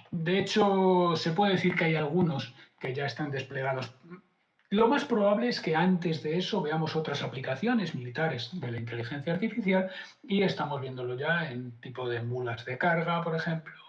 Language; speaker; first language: Spanish; native; Spanish